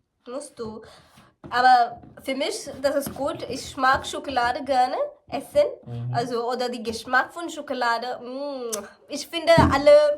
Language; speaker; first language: German; non-native, learner; Malayalam